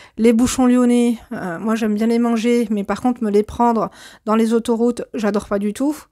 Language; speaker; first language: French; native; French